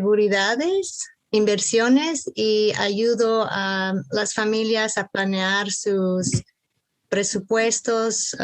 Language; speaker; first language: Spanish; early bilingual, heritage; Spanish